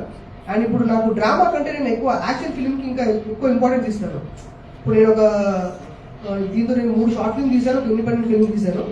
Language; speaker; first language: Telugu; native; Telugu